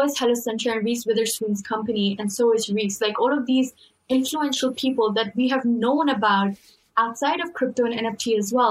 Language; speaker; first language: English; non-native, local second language; Urdu